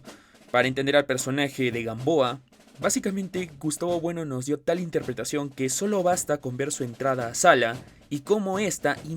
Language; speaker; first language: Spanish; native; Spanish